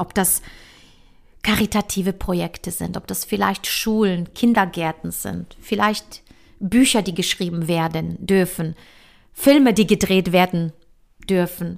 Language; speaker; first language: German; early bilingual, other home language; Polish